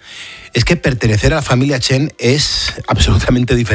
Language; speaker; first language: Spanish; native; Spanish